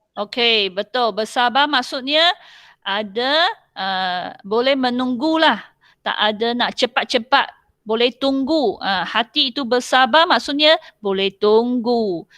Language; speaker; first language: Malay; non-native, local second language; Chinese